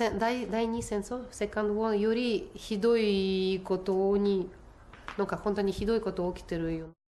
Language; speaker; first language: Japanese; non-native, fluent; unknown